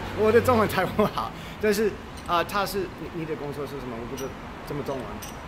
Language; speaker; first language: Chinese; non-native, learner; English